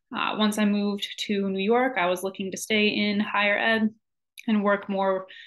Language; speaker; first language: English; native; English